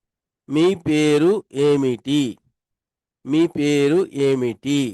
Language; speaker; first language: Telugu; non-native, local second language; Urdu